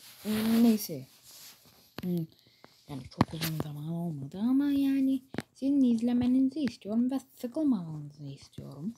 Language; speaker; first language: Turkish; early bilingual, heritage; Turkish